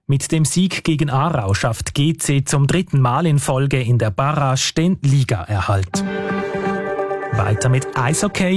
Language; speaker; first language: German; native; German